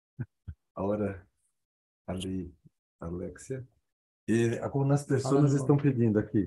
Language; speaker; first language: Spanish; non-native, learner; Portuguese